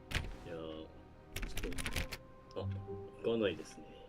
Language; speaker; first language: Japanese; native; Japanese